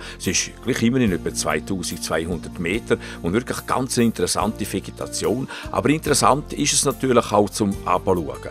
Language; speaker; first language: German; native; German